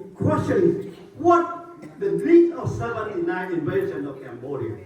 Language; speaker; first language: English; non-native, learner; Khmer